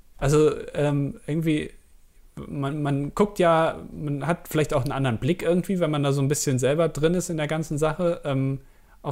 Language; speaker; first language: German; native; German